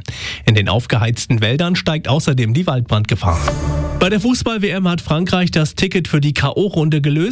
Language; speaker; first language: German; native; German